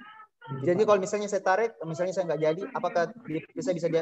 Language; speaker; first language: Indonesian; native; Indonesian